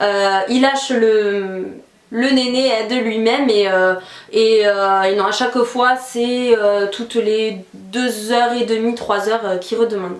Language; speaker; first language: French; native; French